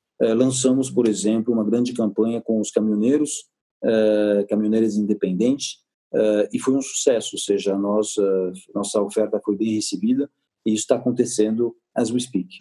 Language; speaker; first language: Portuguese; non-native, fluent; French